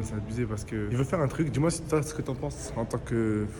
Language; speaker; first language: French; native; French